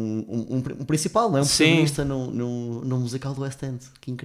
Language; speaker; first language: Portuguese; native; Portuguese